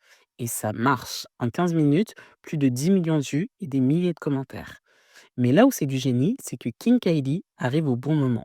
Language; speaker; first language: French; native; French